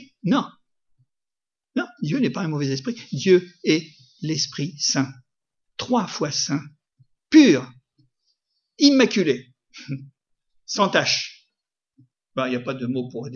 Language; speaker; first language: French; native; French